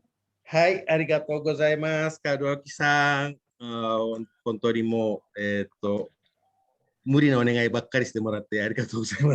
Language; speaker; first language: Japanese; non-native, fluent; Indonesian